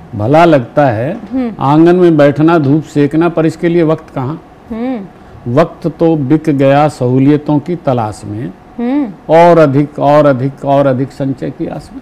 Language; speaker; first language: Hindi; native; Hindi